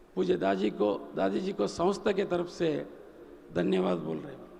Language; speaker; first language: Hindi; non-native, local second language; Telugu